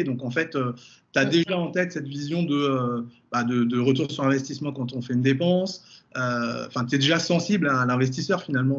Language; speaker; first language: French; native; French